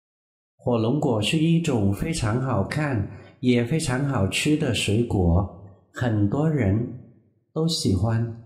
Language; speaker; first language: Chinese; non-native, fluent; Vietnamese